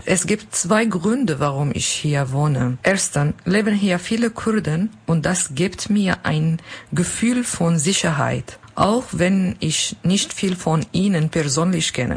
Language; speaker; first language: German; non-native, learner; Kurdish